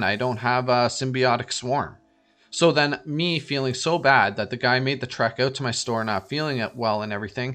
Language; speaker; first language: English; native; English